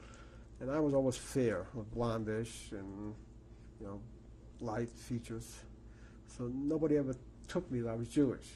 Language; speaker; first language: English; early bilingual, other home language; Yiddish